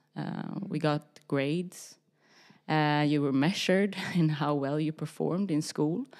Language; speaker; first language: English; early bilingual, other home language; Swedish